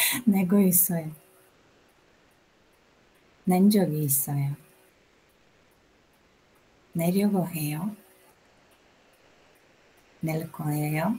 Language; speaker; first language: Korean; non-native, learner; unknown